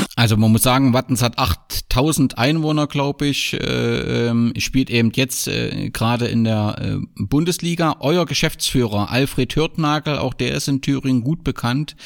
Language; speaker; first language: German; native; German